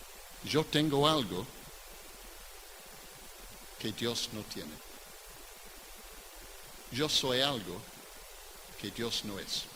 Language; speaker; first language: Spanish; non-native, fluent; English